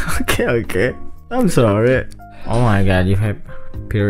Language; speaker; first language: English; non-native, fluent; Indonesian